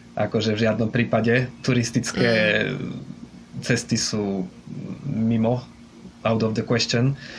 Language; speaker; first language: Slovak; native; Slovak